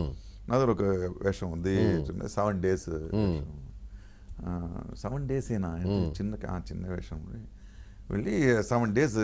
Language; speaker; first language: Telugu; non-native, local second language; Tamil